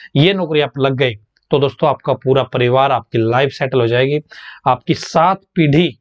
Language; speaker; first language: Hindi; native; Hindi